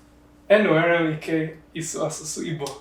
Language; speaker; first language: Igbo; non-native, learner; English